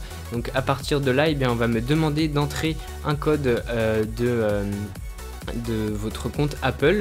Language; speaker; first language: French; native; French